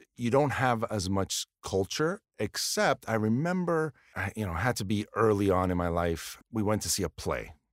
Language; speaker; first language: English; early bilingual, other home language; Spanish